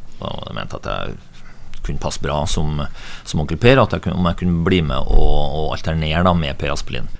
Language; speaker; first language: Norwegian; native; Norwegian